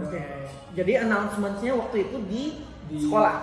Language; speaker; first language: Indonesian; native; Indonesian